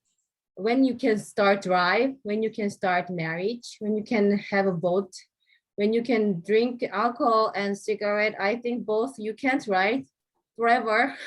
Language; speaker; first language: English; non-native, fluent; Korean